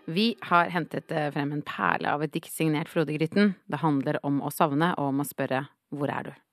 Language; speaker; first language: Norwegian; native; Norwegian